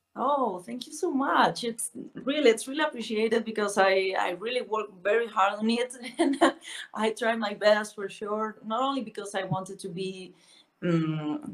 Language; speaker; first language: English; non-native, fluent; Spanish